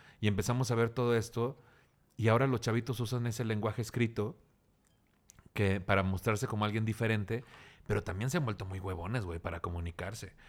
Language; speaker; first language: Spanish; native; Spanish